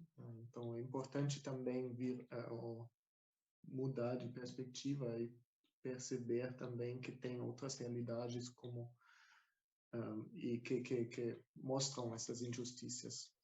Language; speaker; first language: Portuguese; non-native, fluent; German